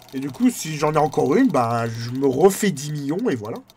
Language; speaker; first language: French; native; French